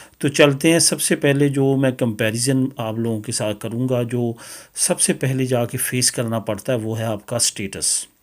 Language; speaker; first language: Urdu; non-native, local second language; Punjabi